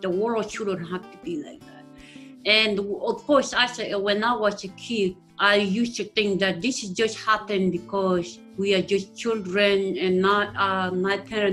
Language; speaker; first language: English; non-native, local second language; Acoli